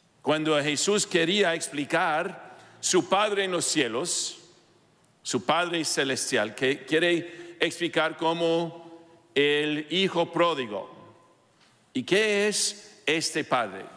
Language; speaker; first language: Spanish; non-native, fluent; English